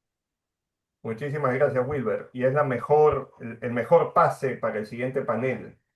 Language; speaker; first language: Spanish; native; Spanish